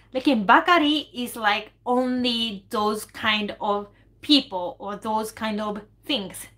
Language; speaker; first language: English; non-native, fluent; Japanese